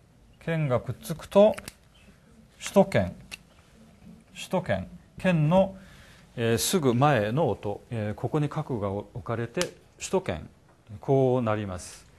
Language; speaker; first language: Japanese; non-native, fluent; Korean